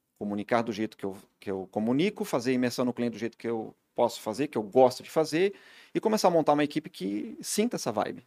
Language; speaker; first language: Portuguese; native; Portuguese